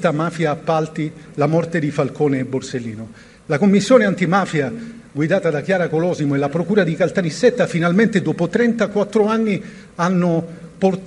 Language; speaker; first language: Italian; native; Italian